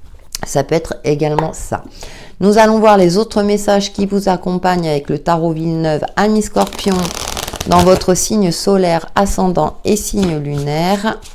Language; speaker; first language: French; native; French